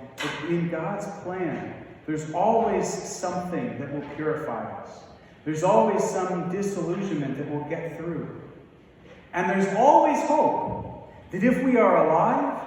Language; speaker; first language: English; native; English